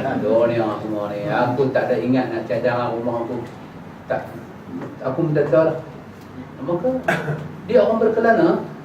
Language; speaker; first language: Malay; native; Malay